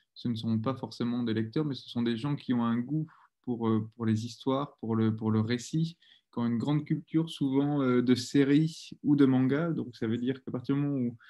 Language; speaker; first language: French; native; French